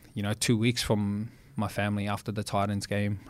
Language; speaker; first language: English; native; English